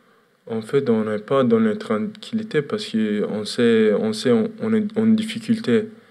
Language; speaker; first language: French; non-native, learner; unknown